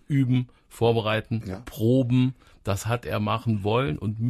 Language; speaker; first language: German; native; German